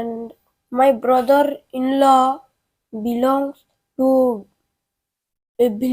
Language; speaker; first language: English; non-native, learner; Odia